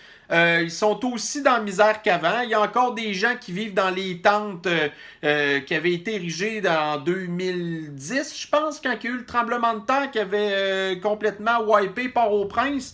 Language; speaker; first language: French; native; French